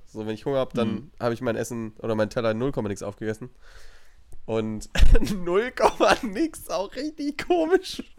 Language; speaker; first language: German; native; German